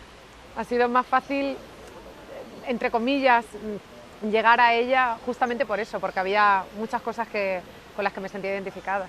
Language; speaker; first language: Spanish; native; Spanish